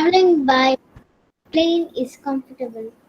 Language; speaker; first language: English; non-native, local second language; Tamil